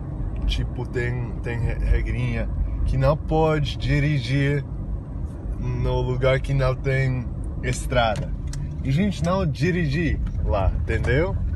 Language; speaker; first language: Portuguese; non-native, fluent; English